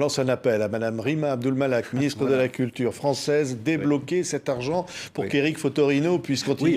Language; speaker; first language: French; native; French